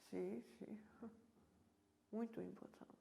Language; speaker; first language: Portuguese; non-native, learner; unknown